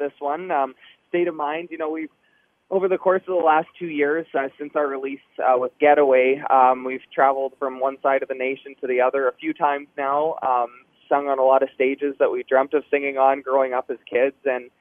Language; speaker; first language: English; native; English